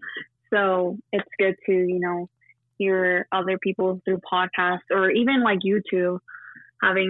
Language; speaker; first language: English; non-native, fluent; Spanish